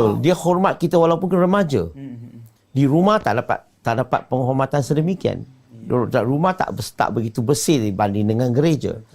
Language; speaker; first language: Malay; non-native, local second language; Chinese